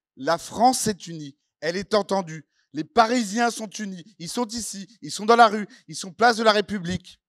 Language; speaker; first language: French; non-native, fluent; Ukrainian